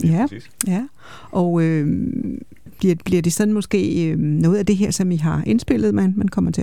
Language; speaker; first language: Danish; native; Danish